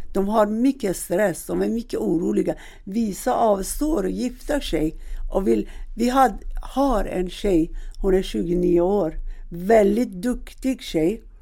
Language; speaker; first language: Swedish; non-native, fluent; Persian